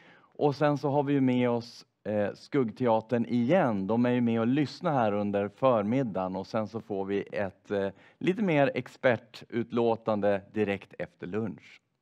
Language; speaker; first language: Swedish; native; Swedish